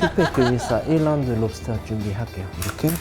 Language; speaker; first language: Korean; non-native, learner; French